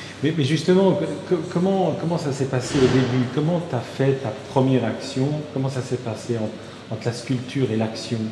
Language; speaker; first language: French; native; French